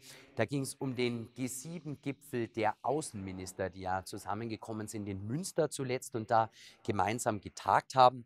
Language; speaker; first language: German; native; German